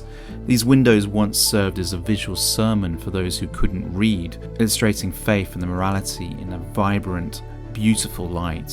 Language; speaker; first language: English; native; English